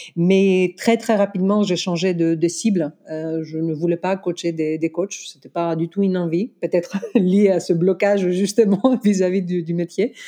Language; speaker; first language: French; non-native, fluent; Greek